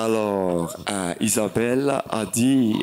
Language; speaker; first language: French; non-native, fluent; German